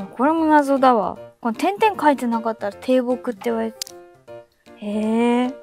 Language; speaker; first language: Japanese; native; Japanese